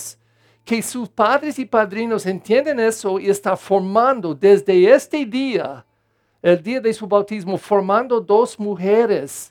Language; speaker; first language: Spanish; non-native, fluent; English